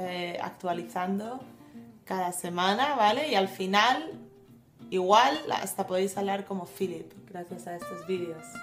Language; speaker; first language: Spanish; non-native, fluent; English